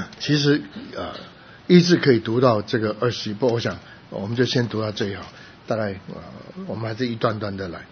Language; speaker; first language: Chinese; early bilingual, other home language; Cantonese